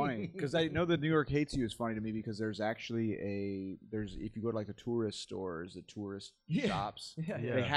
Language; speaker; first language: English; native; English